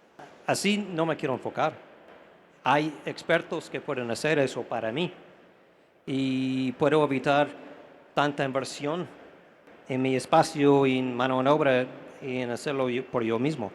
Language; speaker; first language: Spanish; non-native, fluent; English